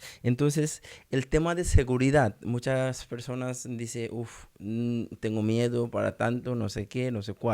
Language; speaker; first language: Spanish; non-native, learner; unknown